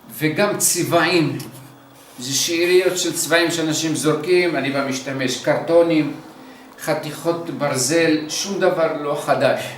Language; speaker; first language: Hebrew; early bilingual, other home language; Arabic